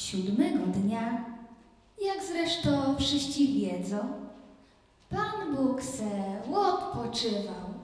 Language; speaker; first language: Polish; native; Polish